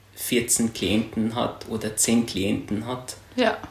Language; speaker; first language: German; non-native, fluent; Arabic